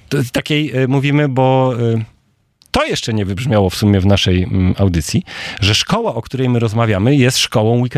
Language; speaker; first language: Polish; native; Polish